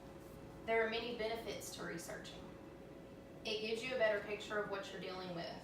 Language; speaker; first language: English; native; English